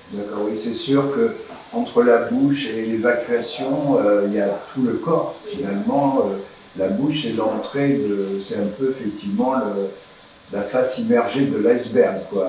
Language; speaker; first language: French; native; French